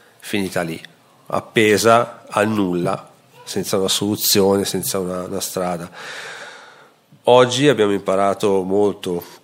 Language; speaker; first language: Italian; native; Italian